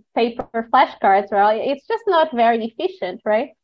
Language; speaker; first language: English; non-native, fluent; Portuguese